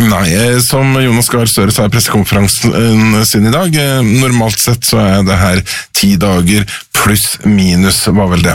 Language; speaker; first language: Norwegian; native; Norwegian